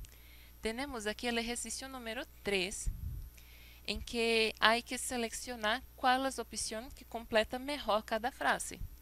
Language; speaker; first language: Spanish; non-native, fluent; Portuguese